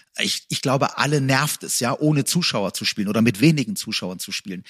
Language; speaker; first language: German; native; German